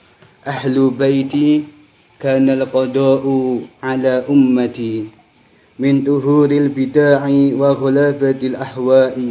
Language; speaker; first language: Arabic; non-native, fluent; Javanese